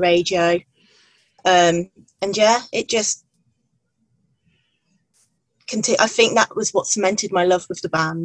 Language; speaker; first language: English; native; English